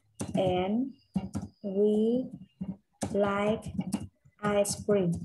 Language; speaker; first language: English; non-native, learner; Vietnamese